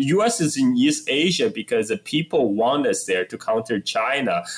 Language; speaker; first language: English; non-native, fluent; Chinese